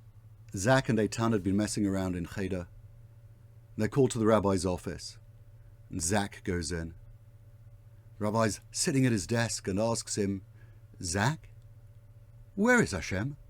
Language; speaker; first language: English; native; English